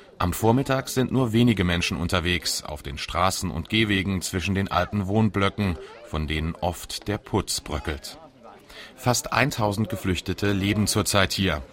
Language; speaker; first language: German; native; German